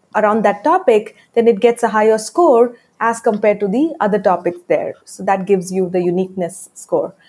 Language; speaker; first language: English; non-native, local second language; Tamil